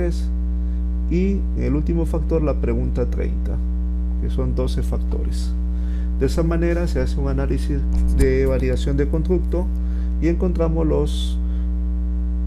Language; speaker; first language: Spanish; native; Spanish